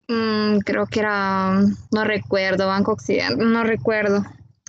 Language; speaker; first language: Spanish; native; Spanish